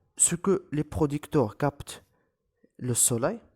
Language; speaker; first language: French; non-native, local second language; Arabic